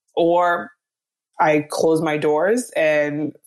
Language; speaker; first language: English; early bilingual, other home language; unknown